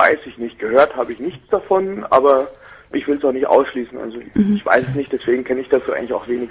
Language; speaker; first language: German; native; German